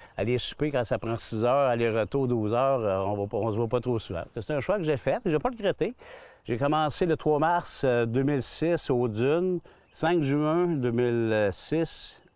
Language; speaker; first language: French; native; French